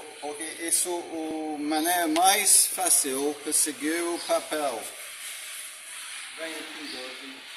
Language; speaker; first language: Portuguese; non-native, learner; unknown